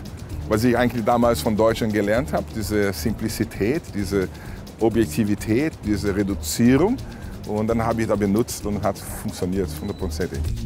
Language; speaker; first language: German; non-native, fluent; Portuguese